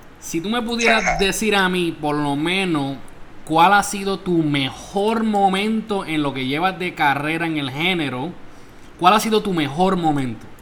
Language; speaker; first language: Spanish; native; Spanish